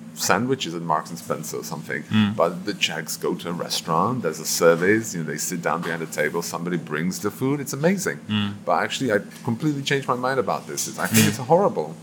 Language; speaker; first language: English; non-native, fluent; Czech